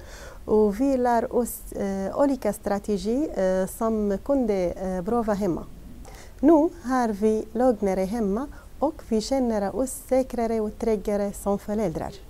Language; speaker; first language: Swedish; non-native, learner; Arabic